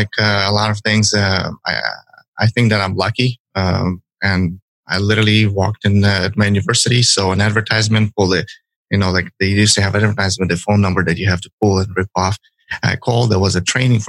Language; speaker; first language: English; non-native, fluent; Ukrainian